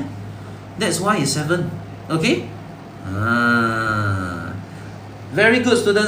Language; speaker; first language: English; non-native, local second language; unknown